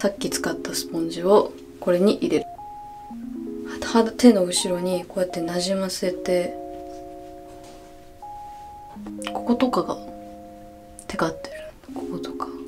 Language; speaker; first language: Japanese; early bilingual, heritage; Japanese